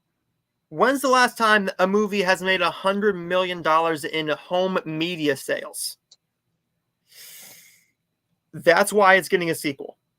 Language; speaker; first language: English; native; English